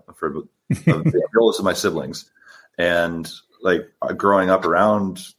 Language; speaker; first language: English; native; English